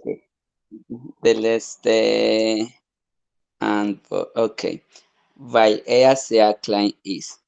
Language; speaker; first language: German; non-native, learner; Spanish